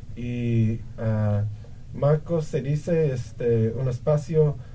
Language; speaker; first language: Spanish; non-native, learner; English